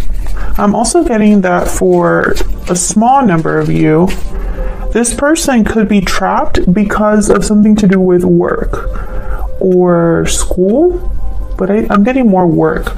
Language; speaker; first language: English; native; English